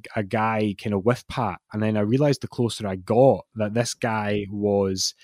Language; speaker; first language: English; native; English